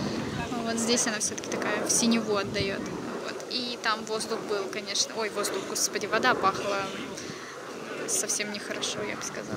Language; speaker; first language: Russian; native; Russian